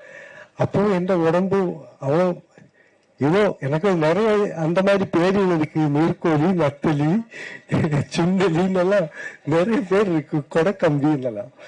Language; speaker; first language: Tamil; non-native, learner; Malayalam